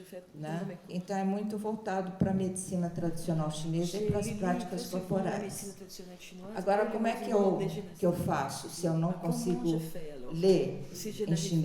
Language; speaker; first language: Portuguese; early bilingual, other home language; Chinese